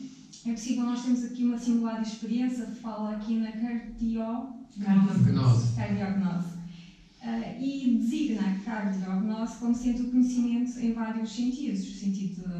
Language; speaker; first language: Portuguese; native; Portuguese